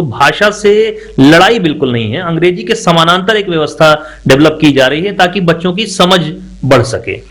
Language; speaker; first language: Hindi; native; Hindi